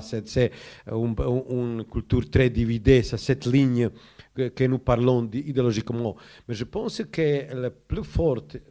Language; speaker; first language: French; non-native, learner; Croatian